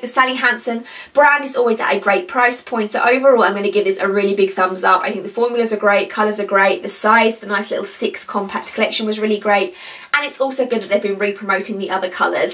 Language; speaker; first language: English; native; English